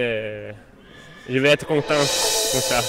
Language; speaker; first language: French; non-native, fluent; Italian